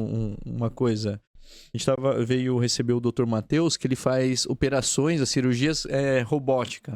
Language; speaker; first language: Portuguese; native; Portuguese